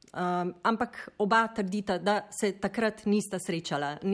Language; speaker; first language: Slovenian; native; Slovenian